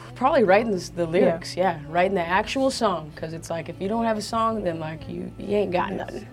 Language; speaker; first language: English; native; English